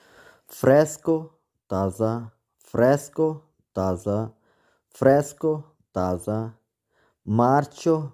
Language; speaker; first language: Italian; non-native, fluent; Urdu